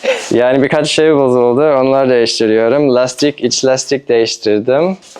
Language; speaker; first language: Turkish; non-native, fluent; English